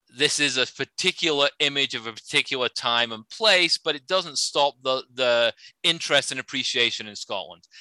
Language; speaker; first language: English; native; English